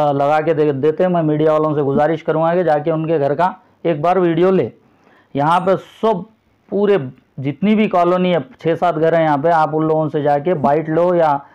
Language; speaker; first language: Hindi; non-native, local second language; Urdu